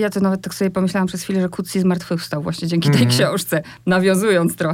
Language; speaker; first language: Polish; native; Polish